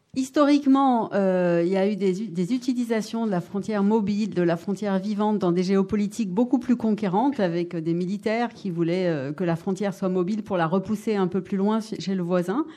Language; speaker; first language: French; native; French